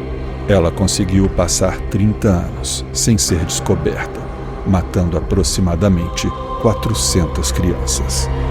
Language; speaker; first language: Portuguese; native; Portuguese